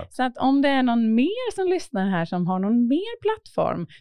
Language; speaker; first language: Swedish; native; Swedish